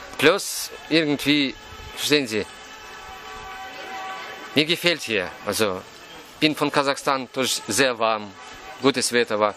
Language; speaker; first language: German; non-native, fluent; Russian